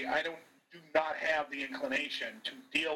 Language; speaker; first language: English; native; English